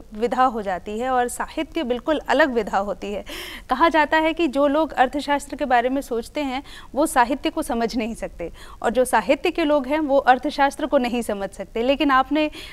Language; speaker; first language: Hindi; native; Hindi